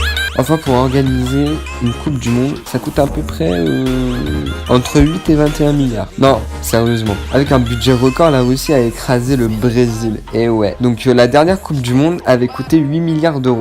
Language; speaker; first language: French; native; French